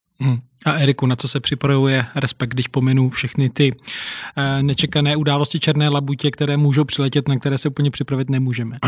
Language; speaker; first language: Czech; native; Czech